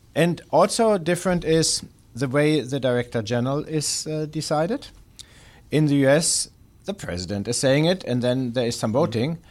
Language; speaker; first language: English; non-native, fluent; German